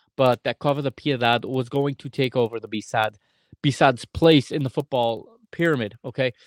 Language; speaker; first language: English; native; English